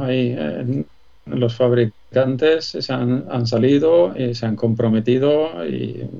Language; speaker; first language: Spanish; non-native, fluent; Swedish